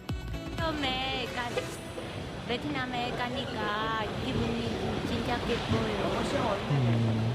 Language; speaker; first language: Korean; non-native, learner; Burmese